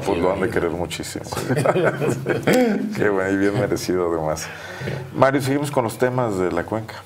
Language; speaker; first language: Spanish; native; Spanish